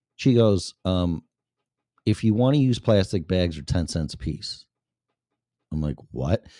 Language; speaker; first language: English; native; English